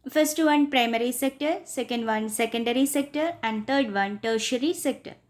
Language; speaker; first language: English; non-native, local second language; Malayalam